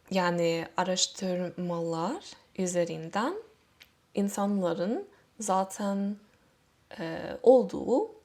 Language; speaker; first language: Turkish; non-native, fluent; English